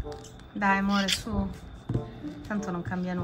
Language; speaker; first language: Italian; native; Italian